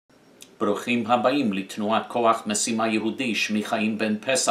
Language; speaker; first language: Hebrew; non-native, fluent; English